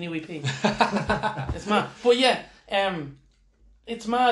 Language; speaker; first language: English; native; English